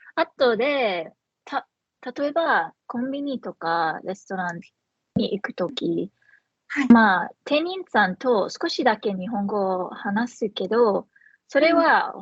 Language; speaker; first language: Japanese; non-native, fluent; English